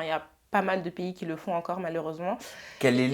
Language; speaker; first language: French; early bilingual, other home language; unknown